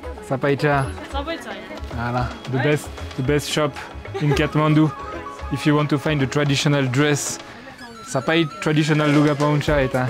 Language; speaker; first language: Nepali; non-native, learner; French